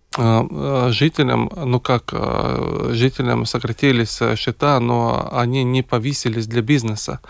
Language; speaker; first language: Russian; non-native, local second language; Latvian